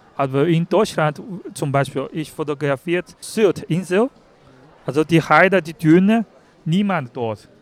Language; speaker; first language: German; non-native, learner; Chinese